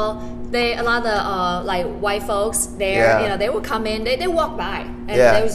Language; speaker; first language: English; non-native, fluent; Chinese